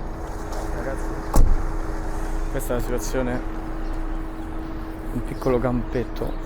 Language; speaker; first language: Italian; native; Italian